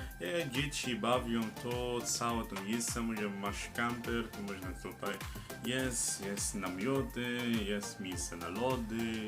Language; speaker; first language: Polish; non-native, learner; Arabic